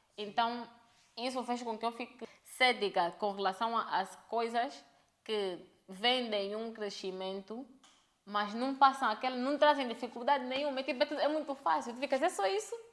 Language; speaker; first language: Portuguese; native; Portuguese